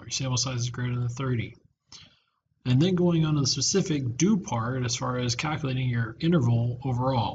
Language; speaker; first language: English; native; English